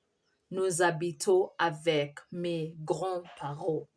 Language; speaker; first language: French; non-native, fluent; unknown